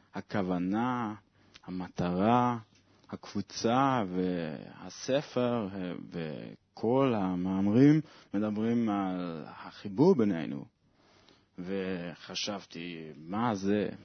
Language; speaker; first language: Hebrew; non-native, learner; Swiss German